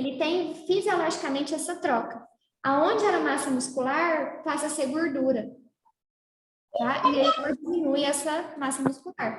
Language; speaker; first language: Portuguese; native; Portuguese